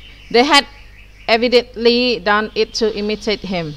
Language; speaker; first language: English; non-native, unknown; Indonesian